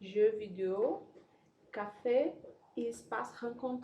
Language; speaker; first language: French; non-native, learner; Portuguese